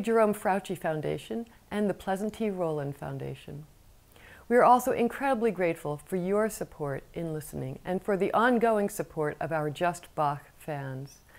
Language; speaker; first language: English; native; English